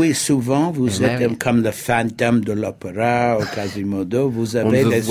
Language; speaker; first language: French; non-native, fluent; English